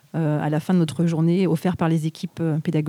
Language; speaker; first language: French; native; French